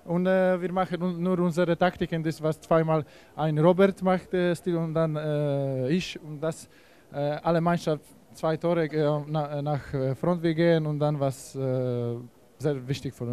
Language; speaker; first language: German; non-native, learner; Polish